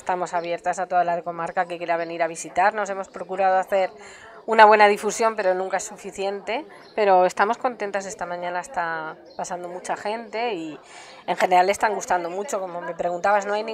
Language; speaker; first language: Spanish; native; Spanish